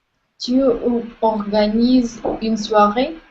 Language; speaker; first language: French; non-native, learner; Russian